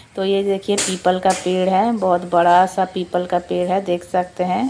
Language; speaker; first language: Hindi; non-native, local second language; Odia